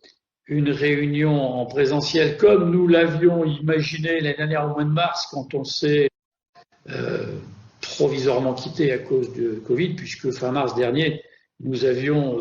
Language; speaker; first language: French; native; French